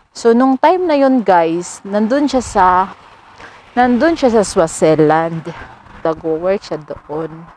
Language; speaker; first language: Filipino; non-native, local second language; Cebuano